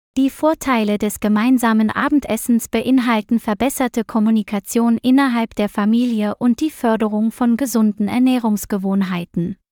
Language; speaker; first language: German; non-native, learner; Vietnamese